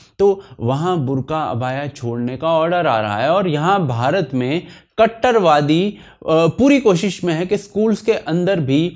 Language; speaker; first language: Hindi; native; Hindi